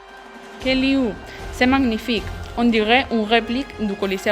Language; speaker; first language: French; non-native, learner; Spanish